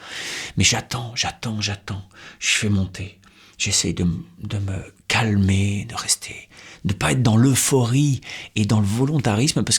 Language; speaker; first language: French; native; French